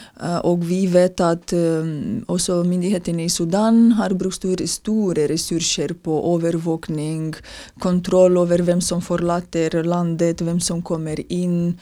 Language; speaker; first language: Norwegian; non-native, fluent; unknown